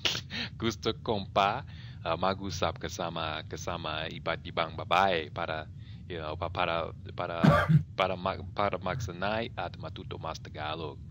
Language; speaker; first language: Filipino; non-native, learner; English